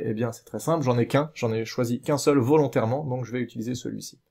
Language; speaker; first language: French; native; French